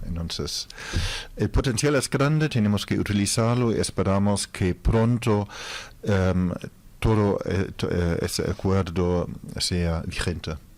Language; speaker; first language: Spanish; non-native, fluent; German